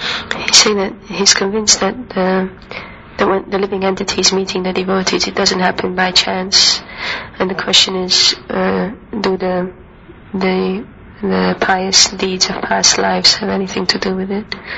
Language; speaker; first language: English; non-native, fluent; Hungarian